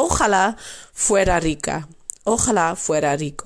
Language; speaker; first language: Spanish; non-native, fluent; Dutch